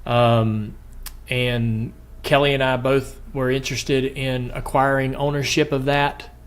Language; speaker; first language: English; native; English